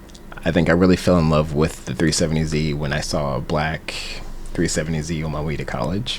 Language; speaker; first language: English; native; English